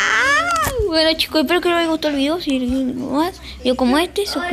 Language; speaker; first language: Spanish; native; Spanish